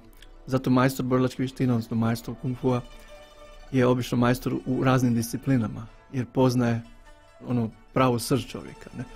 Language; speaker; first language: Bosnian; native; Bosnian